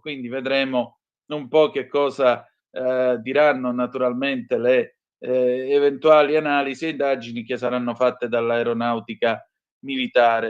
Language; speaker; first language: Italian; native; Italian